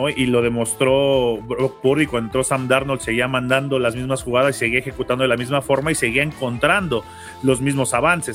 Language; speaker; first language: Spanish; native; Spanish